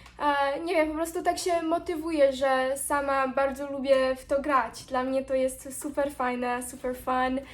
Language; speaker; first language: Polish; early bilingual, heritage; Polish